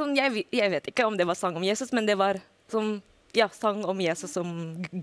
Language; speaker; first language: Norwegian; non-native, fluent; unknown